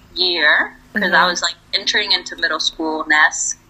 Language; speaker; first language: English; early bilingual, other home language; Spanish